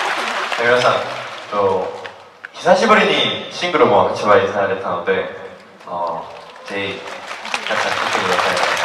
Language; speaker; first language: Japanese; non-native, fluent; Korean